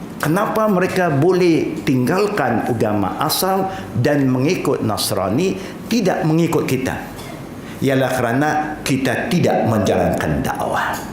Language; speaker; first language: Malay; non-native, local second language; Chinese